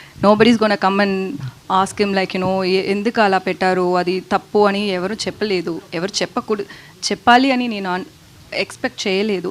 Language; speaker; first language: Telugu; non-native, learner; Tamil